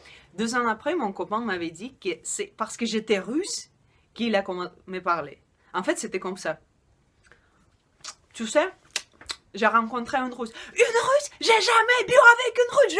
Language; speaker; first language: French; non-native, fluent; Russian